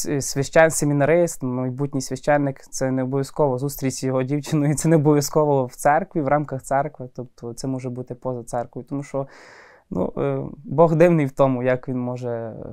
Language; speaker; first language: Ukrainian; native; Ukrainian